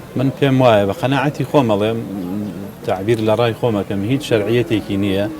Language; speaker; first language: Central Kurdish; native; Central Kurdish